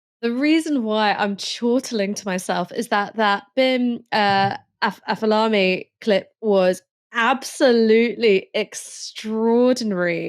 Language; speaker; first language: English; native; English